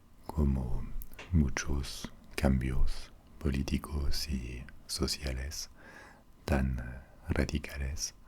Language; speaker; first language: Spanish; non-native, fluent; French